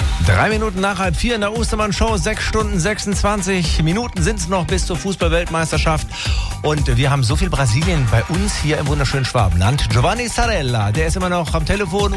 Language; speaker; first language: German; native; German